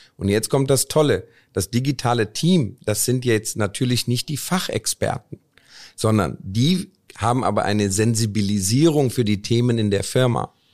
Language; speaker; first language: German; early bilingual, other home language; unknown